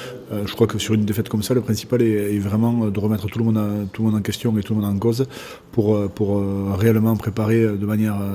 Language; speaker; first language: French; native; French